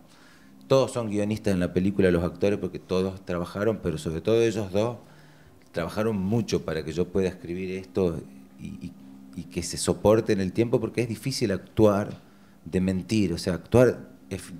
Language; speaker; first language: Spanish; native; Spanish